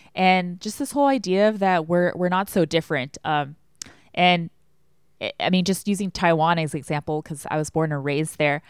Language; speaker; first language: English; non-native, fluent; Chinese